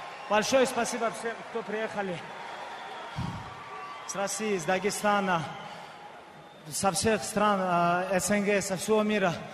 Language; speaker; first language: Russian; non-native, local second language; Avaric